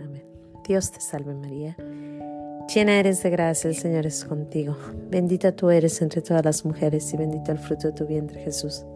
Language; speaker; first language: Spanish; native; Spanish